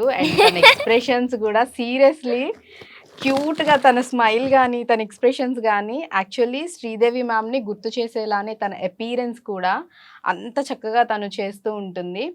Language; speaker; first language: Telugu; native; Telugu